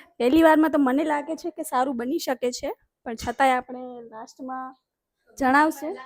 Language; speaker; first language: Gujarati; non-native, local second language; Kachhi